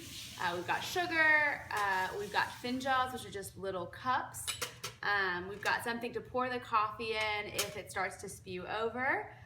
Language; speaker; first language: English; early bilingual, other home language; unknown